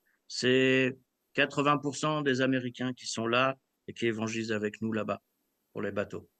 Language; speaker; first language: French; early bilingual, other home language; Kabyle